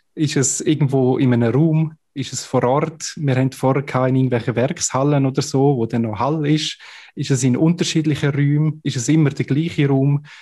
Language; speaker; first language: German; native; German